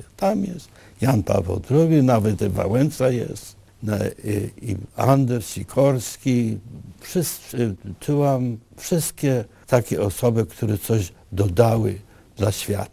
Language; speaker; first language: Polish; early bilingual, other home language; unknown